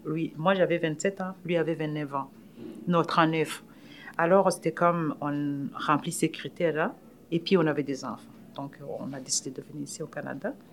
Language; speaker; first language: French; non-native, local second language; Rundi